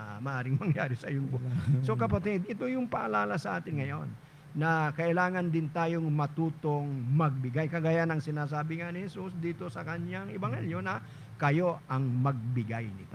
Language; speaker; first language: Filipino; non-native, local second language; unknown